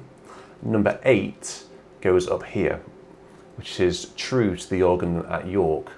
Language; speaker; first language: English; native; English